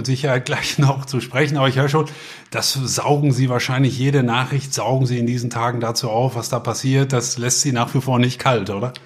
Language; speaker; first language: German; native; German